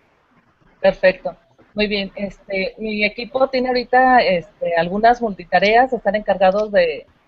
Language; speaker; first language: Spanish; native; Spanish